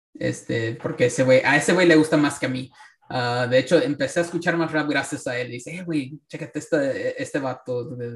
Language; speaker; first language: Spanish; early bilingual, heritage; Spanish